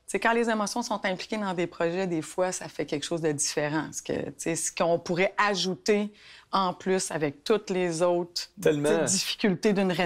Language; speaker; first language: French; native; French